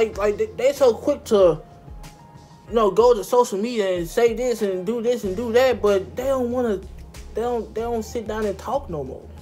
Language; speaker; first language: English; native; English